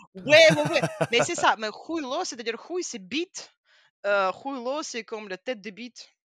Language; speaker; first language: French; non-native, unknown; Russian